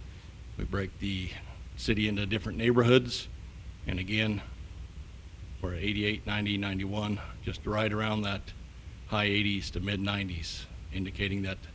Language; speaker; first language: English; native; English